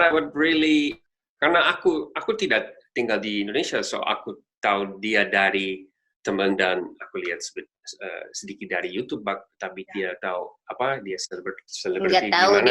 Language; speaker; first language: Indonesian; non-native, learner; Dutch